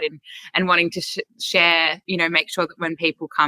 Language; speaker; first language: English; native; English